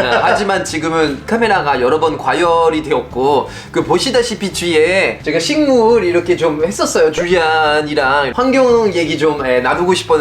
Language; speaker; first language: Korean; non-native, fluent; French